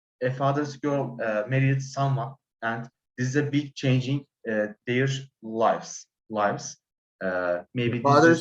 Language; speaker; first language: English; non-native, learner; Turkish